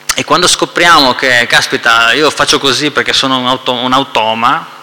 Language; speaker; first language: Italian; native; Italian